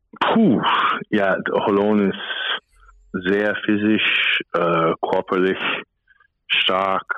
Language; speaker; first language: German; non-native, fluent; English